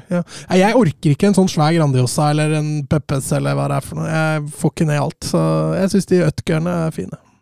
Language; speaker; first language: Norwegian; native; Norwegian